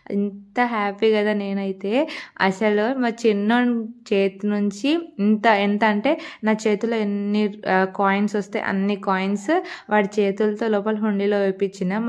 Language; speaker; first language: Telugu; non-native, local second language; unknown